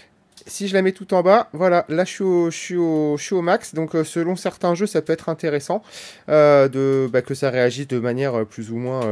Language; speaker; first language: French; native; French